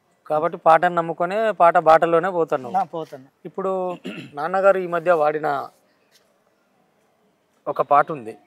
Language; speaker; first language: Telugu; native; Telugu